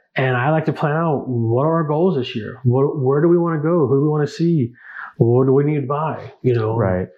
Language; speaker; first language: English; native; English